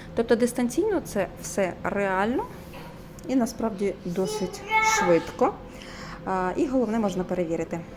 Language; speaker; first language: Ukrainian; non-native, local second language; Russian